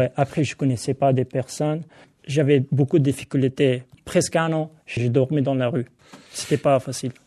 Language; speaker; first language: French; non-native, learner; Hazaragi